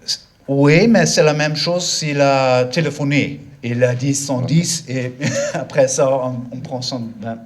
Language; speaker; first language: French; non-native, learner; German